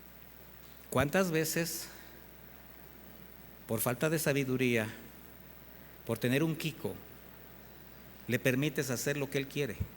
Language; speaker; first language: Spanish; native; Spanish